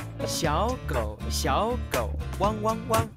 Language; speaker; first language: Chinese; non-native, learner; Thai